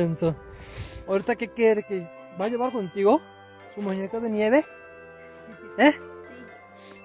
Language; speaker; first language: Spanish; non-native, learner; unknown